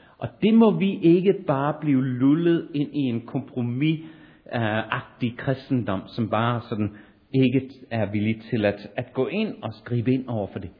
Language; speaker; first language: Danish; non-native, fluent; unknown